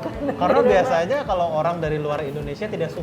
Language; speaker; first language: Indonesian; native; Indonesian